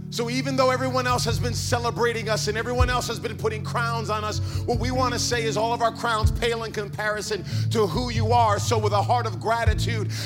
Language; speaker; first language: English; native; English